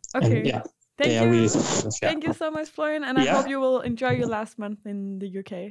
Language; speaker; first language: English; non-native, fluent; Danish